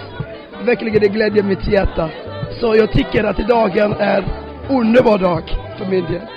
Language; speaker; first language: Swedish; non-native, fluent; French